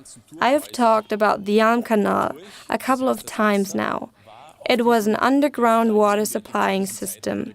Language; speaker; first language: English; non-native, fluent; German